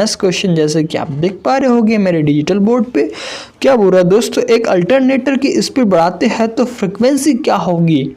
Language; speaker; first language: Hindi; native; Hindi